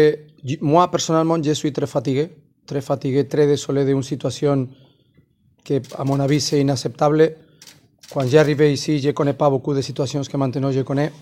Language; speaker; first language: French; non-native, fluent; Spanish